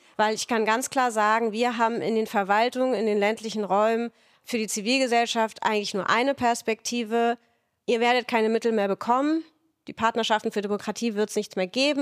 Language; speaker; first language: German; native; German